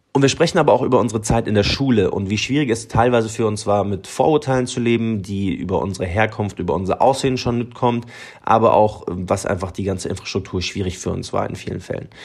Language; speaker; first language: German; early bilingual, other home language; Arabic